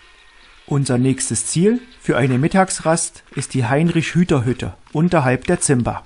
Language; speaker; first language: German; native; German